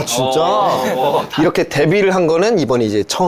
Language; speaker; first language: Korean; native; Korean